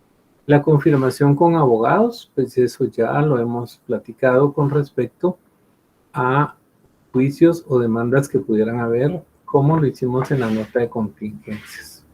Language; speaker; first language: Spanish; native; Spanish